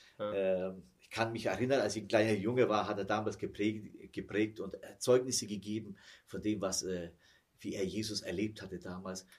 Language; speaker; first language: German; early bilingual, heritage; German